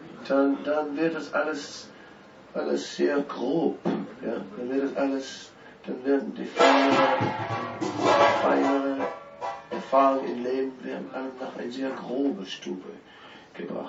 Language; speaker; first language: German; non-native, fluent; Dutch